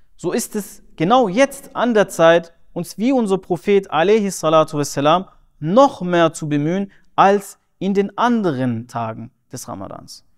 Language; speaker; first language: German; early bilingual, other home language; Turkish